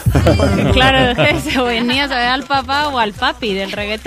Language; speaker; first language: Spanish; native; Spanish